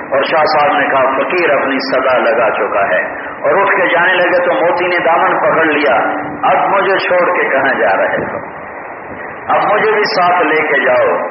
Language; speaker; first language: Urdu; non-native, local second language; Punjabi